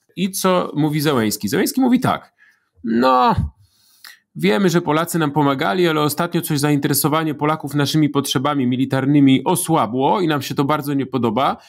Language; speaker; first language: Polish; native; Polish